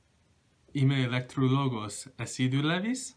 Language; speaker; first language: Greek; non-native, learner; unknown